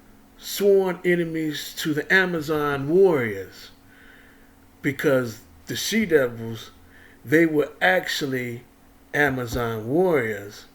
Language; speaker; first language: English; native; English